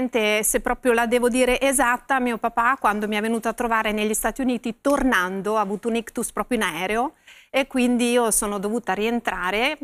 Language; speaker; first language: Italian; native; Italian